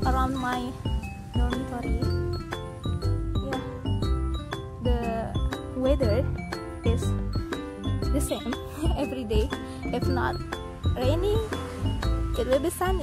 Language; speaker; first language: English; non-native, learner; Indonesian